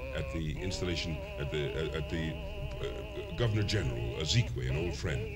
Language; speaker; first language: English; native; English